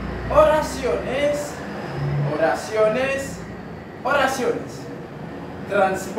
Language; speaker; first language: Spanish; non-native, fluent; Haitian Creole